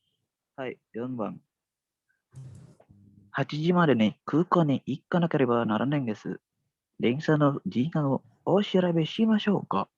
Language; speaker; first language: Japanese; non-native, learner; Indonesian